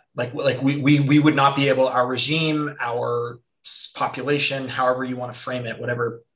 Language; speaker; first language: English; native; English